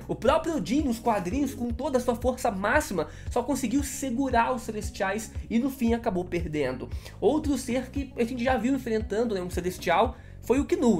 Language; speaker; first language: Portuguese; native; Portuguese